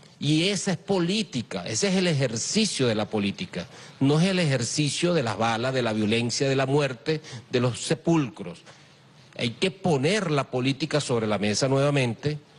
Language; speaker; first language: Spanish; native; Spanish